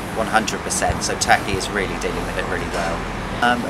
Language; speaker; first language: English; native; English